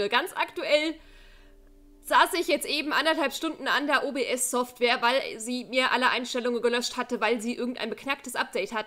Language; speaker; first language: German; native; German